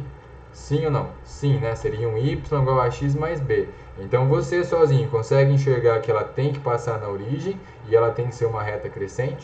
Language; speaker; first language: Portuguese; native; Portuguese